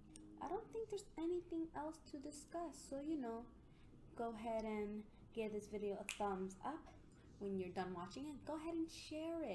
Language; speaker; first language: English; native; English